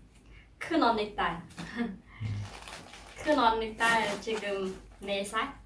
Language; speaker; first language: Korean; non-native, fluent; Khmer